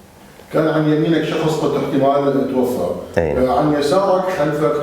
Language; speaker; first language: Arabic; native; Arabic